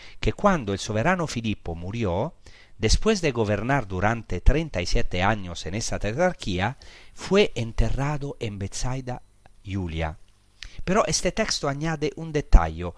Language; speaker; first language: Spanish; non-native, fluent; Italian